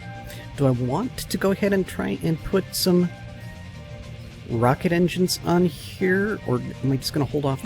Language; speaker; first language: English; native; English